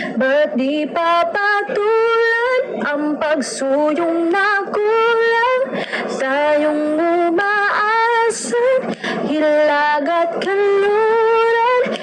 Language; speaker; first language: Filipino; non-native, local second language; Cebuano